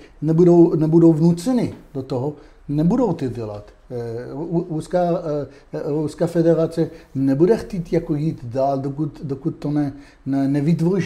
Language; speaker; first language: Czech; non-native, fluent; Hebrew